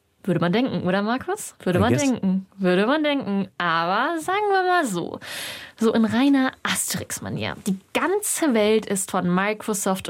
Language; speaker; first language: German; native; German